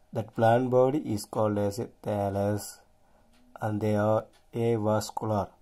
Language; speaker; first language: English; non-native, local second language; Tamil